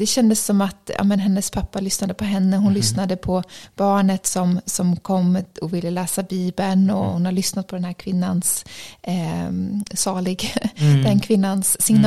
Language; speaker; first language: Swedish; native; Swedish